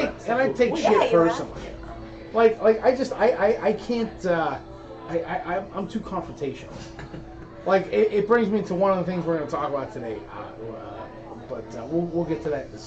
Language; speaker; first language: English; native; English